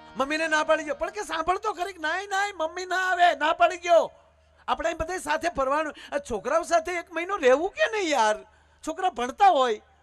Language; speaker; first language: Gujarati; native; Gujarati